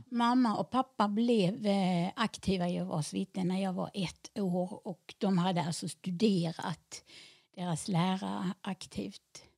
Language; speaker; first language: Swedish; native; Swedish